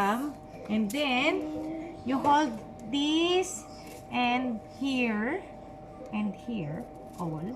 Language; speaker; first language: English; non-native, learner; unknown